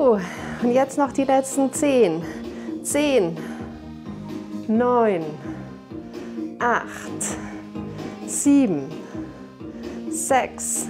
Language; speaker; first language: German; native; German